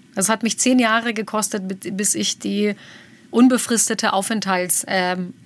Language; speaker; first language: German; early bilingual, other home language; Bosnian